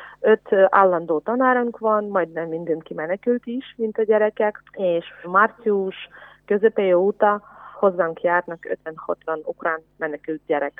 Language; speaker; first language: Hungarian; non-native, fluent; Ukrainian